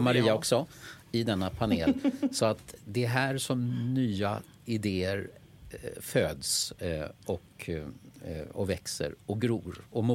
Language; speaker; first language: Swedish; native; Swedish